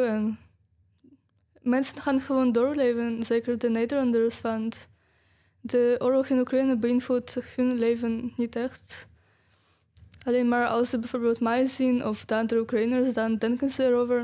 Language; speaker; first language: Dutch; non-native, fluent; Ukrainian